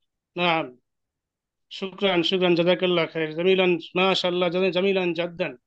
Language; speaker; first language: Arabic; non-native, learner; Bangla